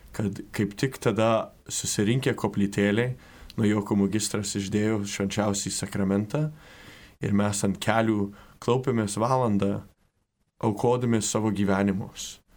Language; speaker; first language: Lithuanian; early bilingual, heritage; Lithuanian